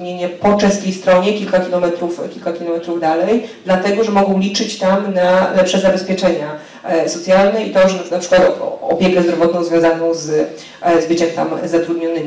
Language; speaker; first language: Polish; native; Polish